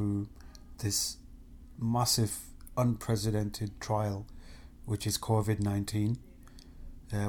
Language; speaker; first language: English; native; English